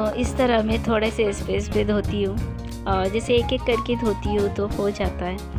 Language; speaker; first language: Hindi; non-native, local second language; Bangla